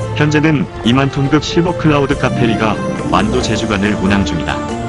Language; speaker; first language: Korean; native; Korean